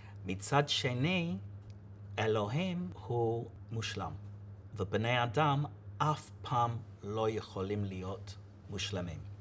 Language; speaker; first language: Hebrew; non-native, fluent; English